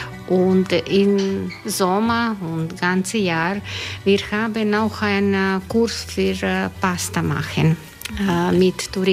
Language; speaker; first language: German; non-native, learner; Croatian